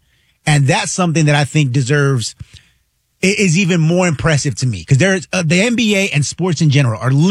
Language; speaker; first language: English; native; English